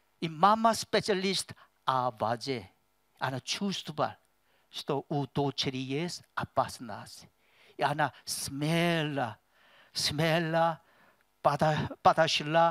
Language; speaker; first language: Russian; non-native, learner; Korean